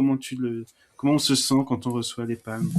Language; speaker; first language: French; native; French